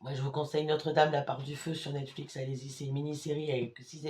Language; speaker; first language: French; native; French